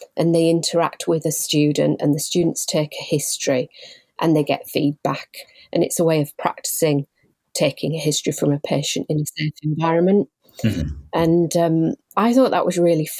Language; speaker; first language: English; native; English